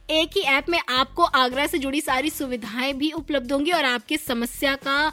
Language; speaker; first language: Hindi; native; Hindi